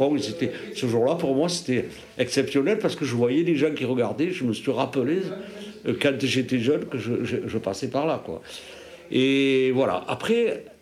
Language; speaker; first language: French; native; French